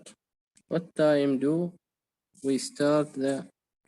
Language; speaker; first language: English; non-native, learner; Arabic